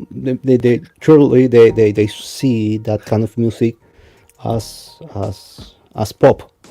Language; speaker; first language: English; non-native, fluent; Spanish